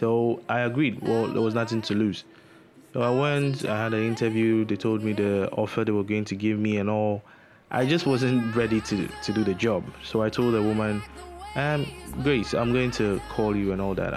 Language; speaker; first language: English; non-native, local second language; Akan